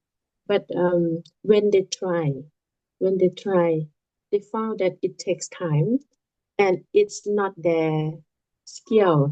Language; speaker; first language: English; non-native, learner; Lao